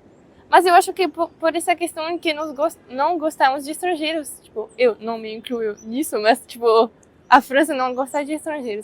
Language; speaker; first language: Portuguese; non-native, fluent; French